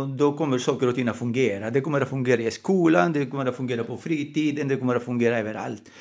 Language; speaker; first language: Swedish; non-native, fluent; Spanish